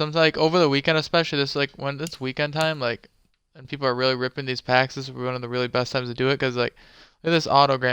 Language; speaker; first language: English; native; English